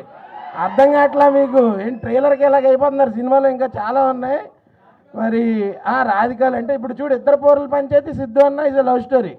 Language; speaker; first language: Telugu; native; Telugu